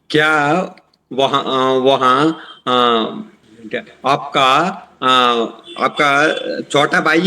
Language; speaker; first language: Hindi; non-native, learner; Telugu